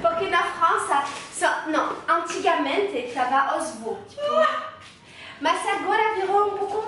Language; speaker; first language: Portuguese; non-native, learner; French